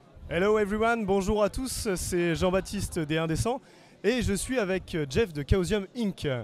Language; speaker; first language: French; native; French